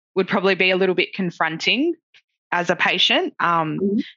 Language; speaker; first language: English; native; English